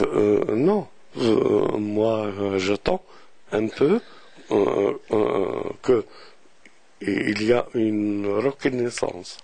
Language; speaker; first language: French; non-native, local second language; Arabic